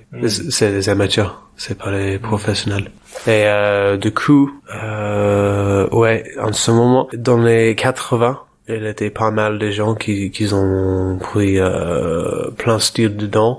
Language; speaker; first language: French; non-native, learner; English